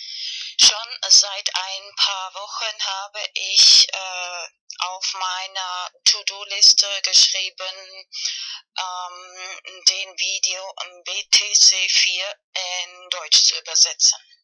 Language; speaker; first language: German; non-native, learner; Spanish